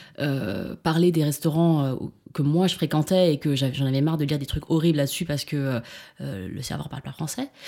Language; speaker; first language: French; early bilingual, other home language; Chinese